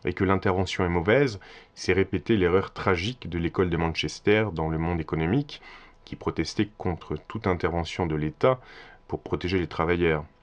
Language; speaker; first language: French; native; French